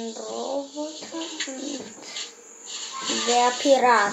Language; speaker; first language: German; non-native, learner; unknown